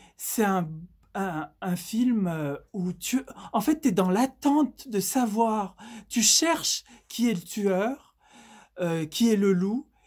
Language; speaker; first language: French; native; French